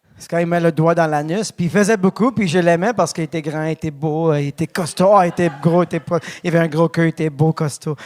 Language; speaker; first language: French; non-native, local second language; English